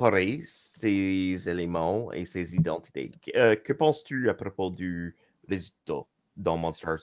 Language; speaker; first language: French; non-native, local second language; English